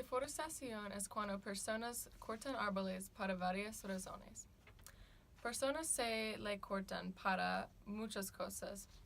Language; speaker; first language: Spanish; non-native, learner; English